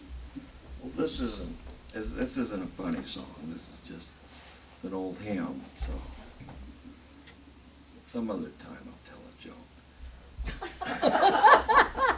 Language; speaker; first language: English; native; English